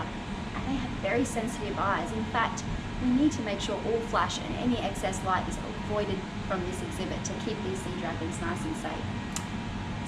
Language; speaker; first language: English; native; English